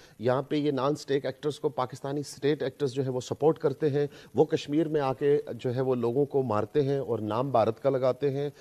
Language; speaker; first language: Urdu; native; Urdu